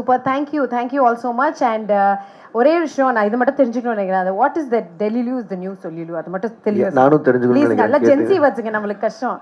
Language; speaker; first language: Tamil; native; Tamil